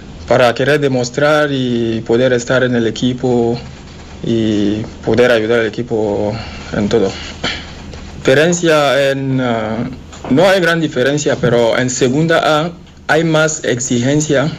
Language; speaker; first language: Spanish; non-native, fluent; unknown